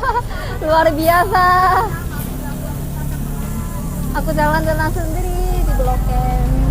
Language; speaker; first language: Indonesian; non-native, learner; Korean